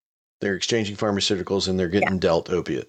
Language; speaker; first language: English; native; English